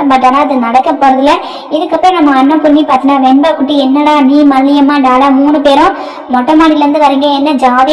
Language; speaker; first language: Tamil; native; Tamil